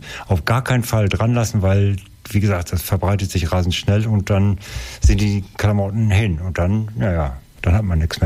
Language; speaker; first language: German; native; German